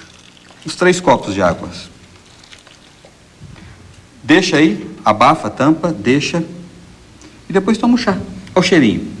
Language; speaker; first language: Portuguese; native; Portuguese